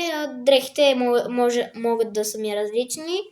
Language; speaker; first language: Bulgarian; native; Bulgarian